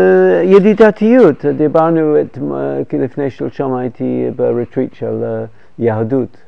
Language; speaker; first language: Hebrew; non-native, fluent; English